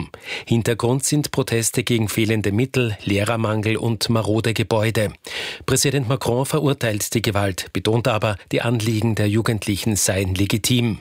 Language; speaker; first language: German; native; German